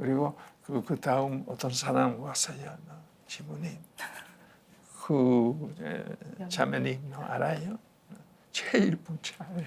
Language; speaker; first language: Korean; non-native, learner; Spanish